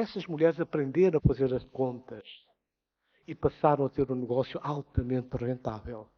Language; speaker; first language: Portuguese; non-native, local second language; Upper Guinea Crioulo